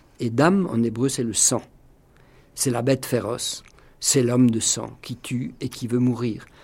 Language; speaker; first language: French; non-native, local second language; Swiss German